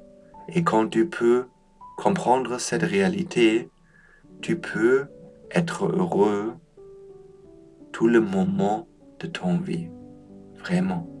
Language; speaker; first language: French; non-native, learner; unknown